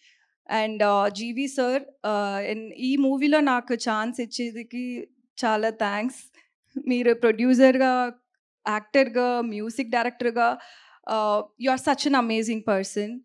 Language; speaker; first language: Telugu; non-native, learner; Tamil